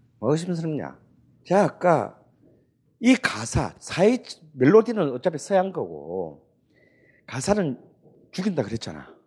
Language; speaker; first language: Korean; native; Korean